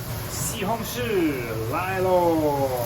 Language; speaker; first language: Chinese; non-native, fluent; German